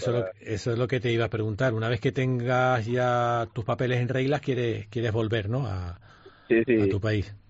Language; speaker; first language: Spanish; native; Spanish